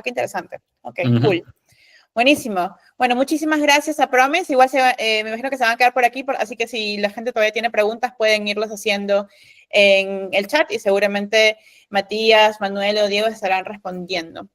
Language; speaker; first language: Spanish; native; Spanish